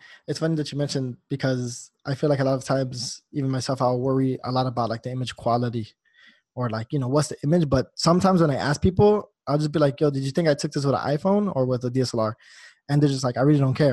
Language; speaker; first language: English; native; English